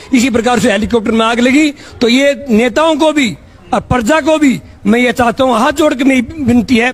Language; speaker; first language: Hindi; native; Hindi